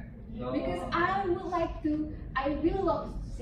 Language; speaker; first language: English; non-native, fluent; Indonesian